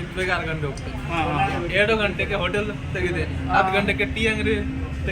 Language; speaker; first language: Kannada; non-native, learner; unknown